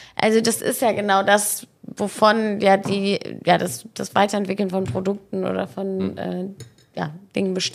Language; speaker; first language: German; native; German